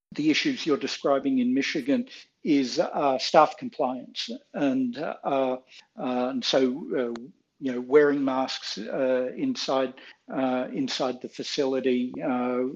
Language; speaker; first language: English; native; English